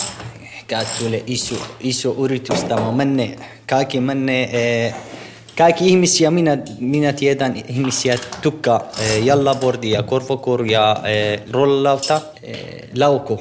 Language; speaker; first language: Finnish; non-native, learner; Kurdish